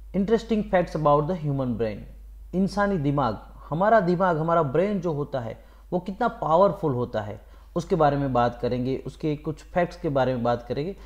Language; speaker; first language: Hindi; non-native, local second language; Gujarati